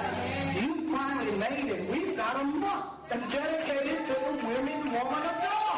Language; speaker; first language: English; native; English